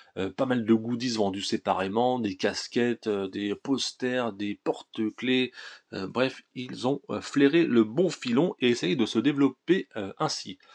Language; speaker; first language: French; native; French